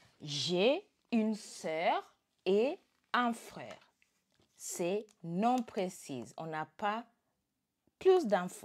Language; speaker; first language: French; non-native, fluent; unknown